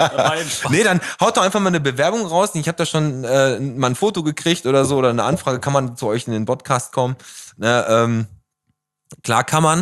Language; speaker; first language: German; native; German